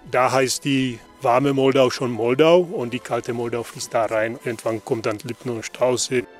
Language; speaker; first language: German; non-native, fluent; Slovak